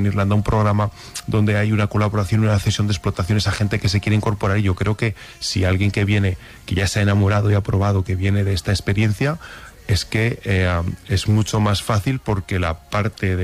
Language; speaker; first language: Spanish; native; Spanish